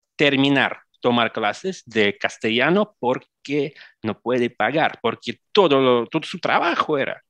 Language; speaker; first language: Spanish; non-native, fluent; Russian